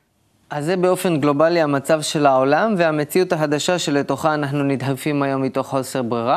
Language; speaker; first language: Hebrew; native; Hebrew